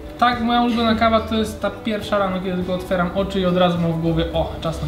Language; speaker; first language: Polish; native; Polish